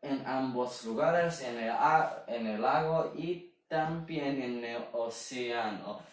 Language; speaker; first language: Spanish; non-native, learner; Chinese